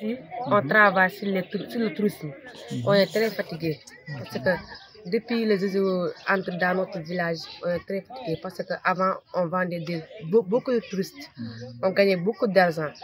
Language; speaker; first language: French; non-native, learner; Wolof